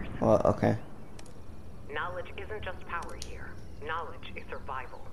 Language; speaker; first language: English; native; English